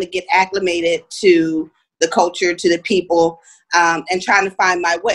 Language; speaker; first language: English; native; English